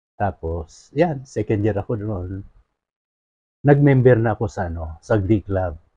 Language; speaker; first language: Filipino; non-native, local second language; Bikol